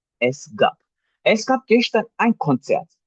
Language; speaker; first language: German; non-native, fluent; Turkish